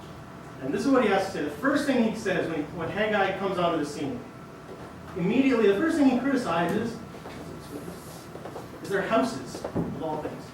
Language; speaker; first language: English; native; English